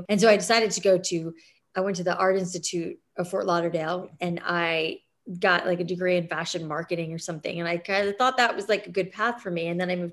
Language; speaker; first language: English; native; English